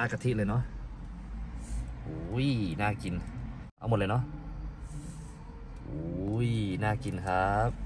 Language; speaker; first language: Thai; native; Thai